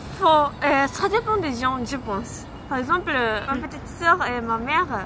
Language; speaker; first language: French; non-native, fluent; Japanese